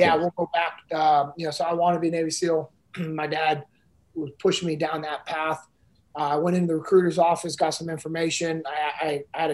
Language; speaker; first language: English; native; English